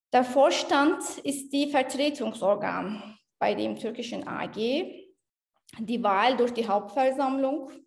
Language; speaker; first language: German; non-native, fluent; Turkish